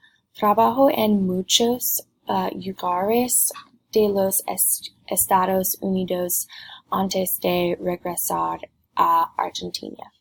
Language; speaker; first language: Spanish; non-native, learner; English